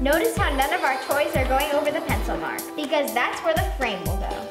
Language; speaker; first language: English; native; English